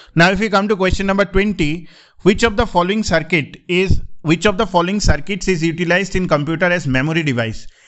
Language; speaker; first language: English; non-native, local second language; Bangla